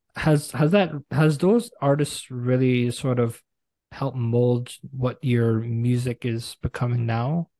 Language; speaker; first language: English; native; English